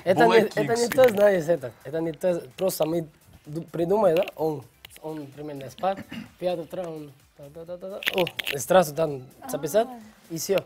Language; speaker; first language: Russian; non-native, learner; Spanish